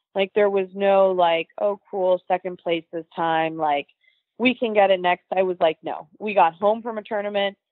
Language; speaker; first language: English; native; English